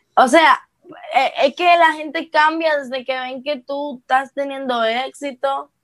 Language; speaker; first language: Spanish; native; Spanish